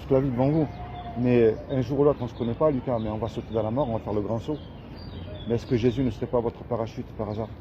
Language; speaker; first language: French; native; French